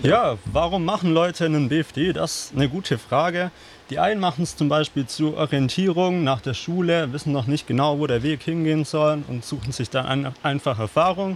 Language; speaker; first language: German; native; German